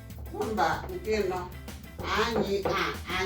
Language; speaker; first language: Igbo; native; Igbo